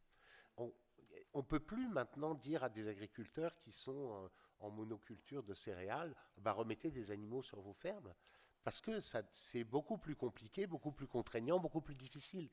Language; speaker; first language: French; native; French